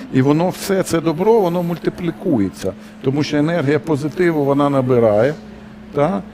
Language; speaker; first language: Ukrainian; non-native, local second language; Russian